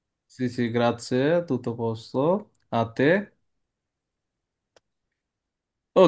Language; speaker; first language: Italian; non-native, learner; Bangla